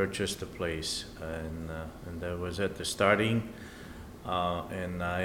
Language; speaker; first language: English; non-native, fluent; Italian